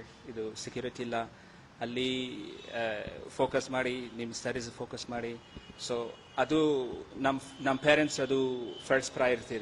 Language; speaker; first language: Kannada; non-native, learner; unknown